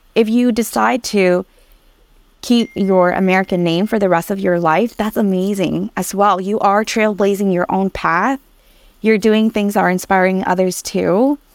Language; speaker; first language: English; early bilingual, other home language; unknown